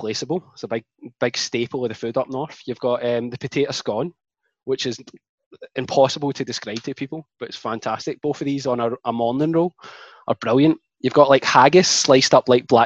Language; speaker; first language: English; native; English